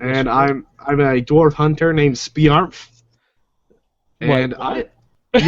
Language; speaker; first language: English; native; English